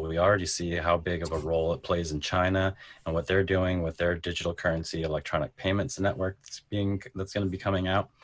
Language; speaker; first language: English; native; English